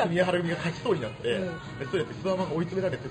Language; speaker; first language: Japanese; native; Japanese